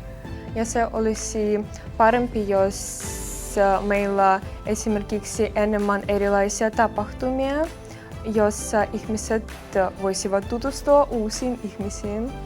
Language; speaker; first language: Finnish; non-native, fluent; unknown